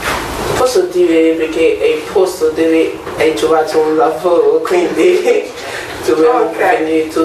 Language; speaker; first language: Italian; non-native, learner; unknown